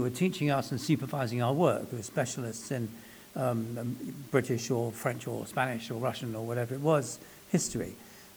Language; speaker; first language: English; native; English